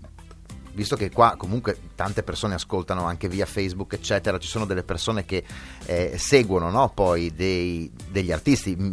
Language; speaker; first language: Italian; native; Italian